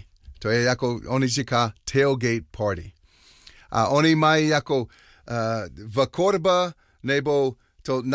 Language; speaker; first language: Czech; non-native, learner; English